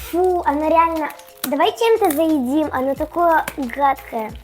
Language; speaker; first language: Russian; native; Russian